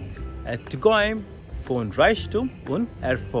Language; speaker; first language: German; non-native, fluent; Hindi